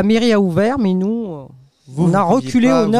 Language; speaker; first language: French; native; French